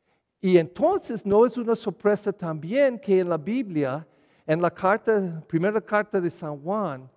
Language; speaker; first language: Spanish; non-native, learner; English